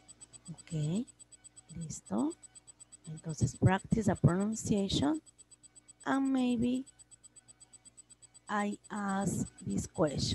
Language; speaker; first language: English; non-native, learner; Spanish